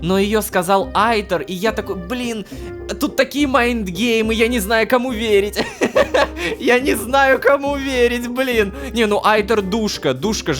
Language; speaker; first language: Russian; native; Russian